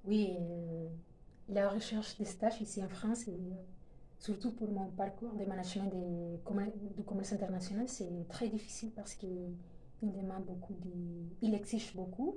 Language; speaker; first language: French; non-native, fluent; Spanish